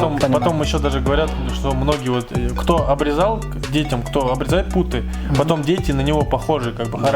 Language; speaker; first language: Russian; native; Russian